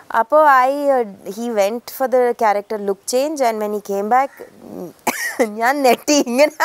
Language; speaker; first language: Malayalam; early bilingual, heritage; Malayalam